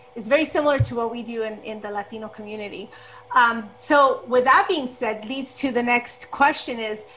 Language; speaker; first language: English; early bilingual, other home language; Spanish